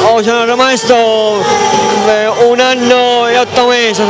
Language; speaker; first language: Italian; non-native, local second language; Sicilian